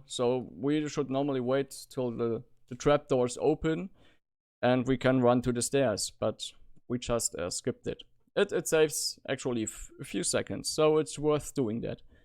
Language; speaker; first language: English; non-native, fluent; German